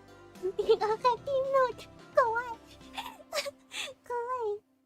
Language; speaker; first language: Japanese; non-native, learner; English